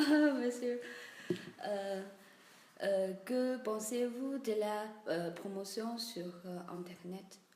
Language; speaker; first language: French; non-native, learner; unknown